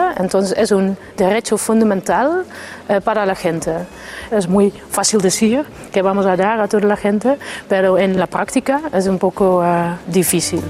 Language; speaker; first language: Spanish; non-native, fluent; Dutch